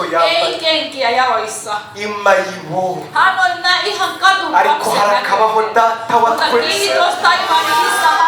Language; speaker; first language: Finnish; non-native, learner; Kinyarwanda